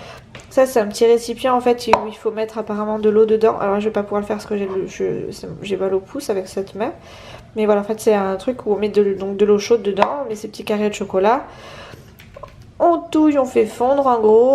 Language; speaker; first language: French; native; French